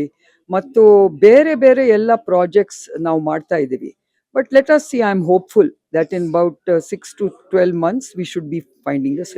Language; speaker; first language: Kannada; non-native, local second language; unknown